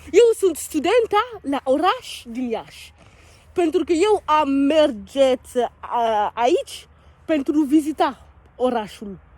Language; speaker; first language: Romanian; non-native, learner; French